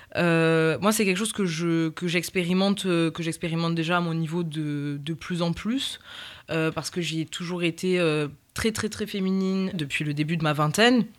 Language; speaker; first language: French; native; French